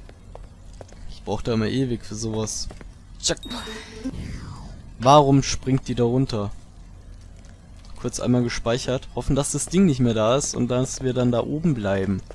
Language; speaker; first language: German; native; German